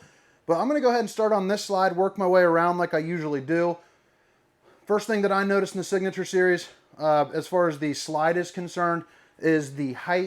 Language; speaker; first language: English; native; English